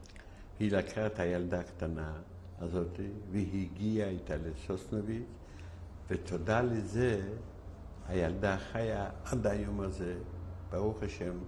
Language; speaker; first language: Hebrew; non-native, fluent; Yiddish